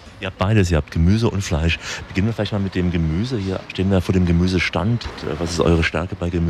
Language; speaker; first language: German; native; German